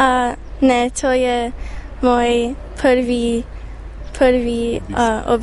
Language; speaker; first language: Slovenian; early bilingual, heritage; English